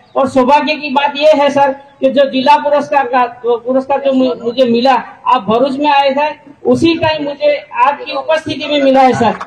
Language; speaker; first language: Hindi; non-native, local second language; Gujarati